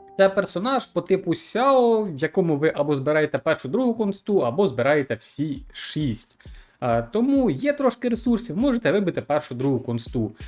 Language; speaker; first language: Ukrainian; non-native, local second language; Russian